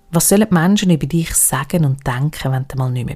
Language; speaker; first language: German; native; German